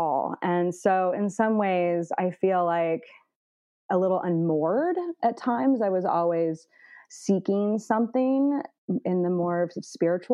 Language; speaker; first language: English; native; English